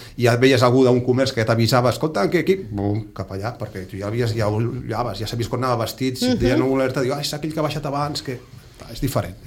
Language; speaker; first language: Catalan; native; Catalan